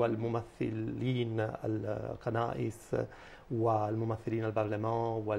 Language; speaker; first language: Arabic; non-native, fluent; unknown